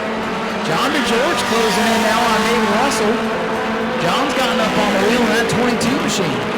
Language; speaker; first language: English; native; English